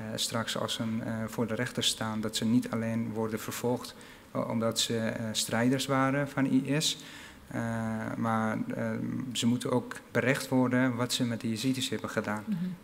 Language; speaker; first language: Dutch; non-native, fluent; Arabic